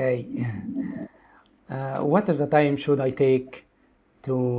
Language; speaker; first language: English; non-native, local second language; Arabic